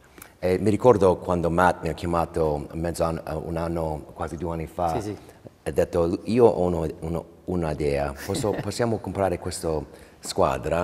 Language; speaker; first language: Italian; early bilingual, heritage; English